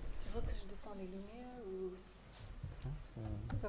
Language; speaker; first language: French; non-native, fluent; English